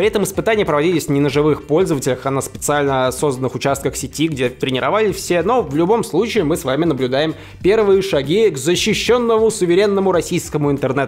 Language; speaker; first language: Russian; native; Russian